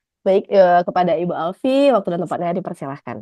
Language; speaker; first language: Indonesian; native; Indonesian